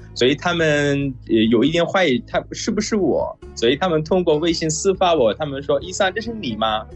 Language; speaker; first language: Chinese; non-native, fluent; Persian